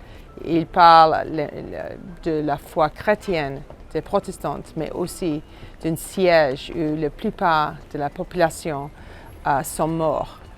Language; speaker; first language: French; non-native, fluent; English